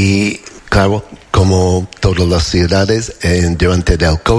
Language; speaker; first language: Spanish; non-native, learner; English